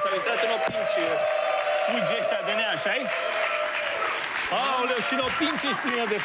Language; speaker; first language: Romanian; native; Romanian